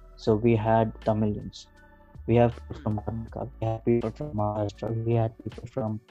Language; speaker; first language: English; non-native, local second language; Hindi